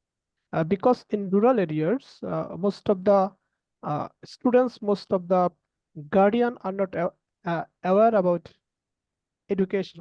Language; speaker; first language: English; non-native, learner; Bangla